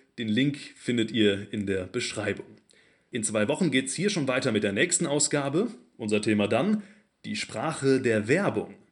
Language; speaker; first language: German; native; German